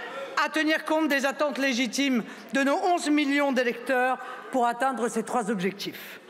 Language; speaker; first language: French; native; French